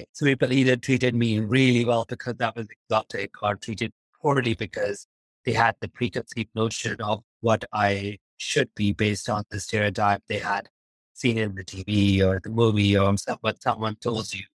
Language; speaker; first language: English; non-native, local second language; Urdu